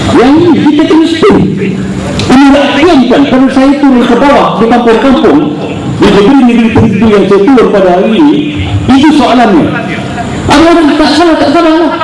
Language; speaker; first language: Malay; native; Malay